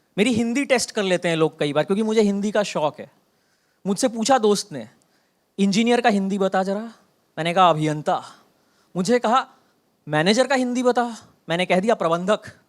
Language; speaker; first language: Hindi; non-native, local second language; Bangla